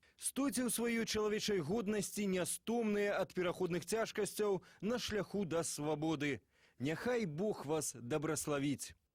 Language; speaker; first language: Belarusian; native; Belarusian